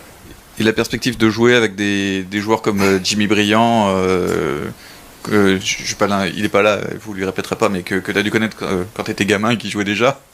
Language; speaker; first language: French; native; French